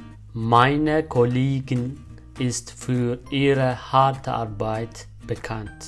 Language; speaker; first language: German; non-native, fluent; Amharic